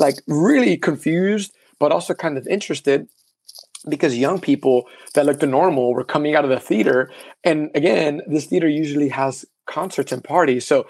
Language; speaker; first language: English; early bilingual, other home language; Spanish